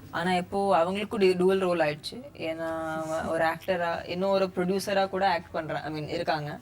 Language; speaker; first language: Tamil; non-native, fluent; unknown